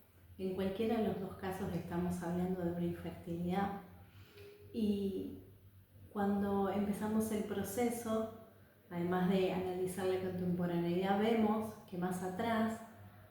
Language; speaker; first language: Spanish; native; Spanish